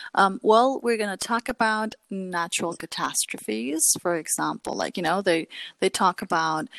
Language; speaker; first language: English; early bilingual, other home language; Kurdish